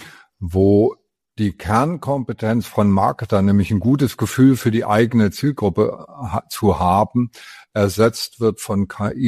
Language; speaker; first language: German; native; German